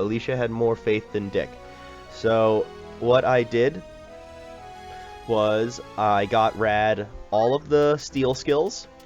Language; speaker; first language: English; native; English